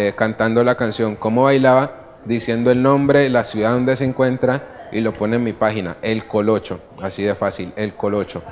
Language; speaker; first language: Spanish; early bilingual, other home language; Italian